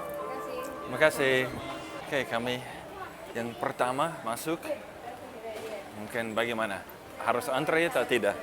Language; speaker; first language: Indonesian; non-native, fluent; English